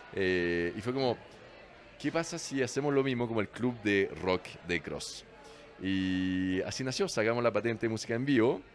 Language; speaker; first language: Spanish; non-native, fluent; French